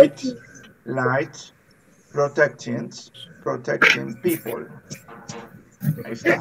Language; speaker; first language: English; non-native, fluent; Spanish